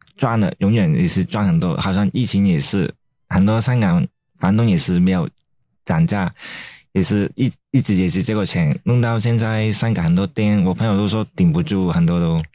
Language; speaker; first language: Chinese; non-native, fluent; Cantonese